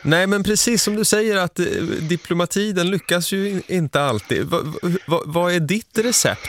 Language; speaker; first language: Swedish; native; Swedish